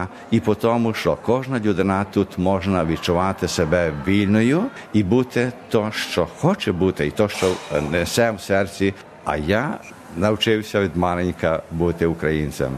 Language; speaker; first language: Ukrainian; early bilingual, heritage; Ukrainian